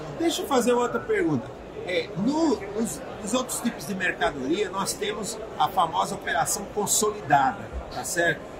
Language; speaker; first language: Portuguese; native; Portuguese